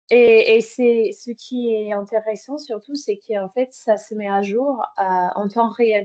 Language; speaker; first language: French; native; French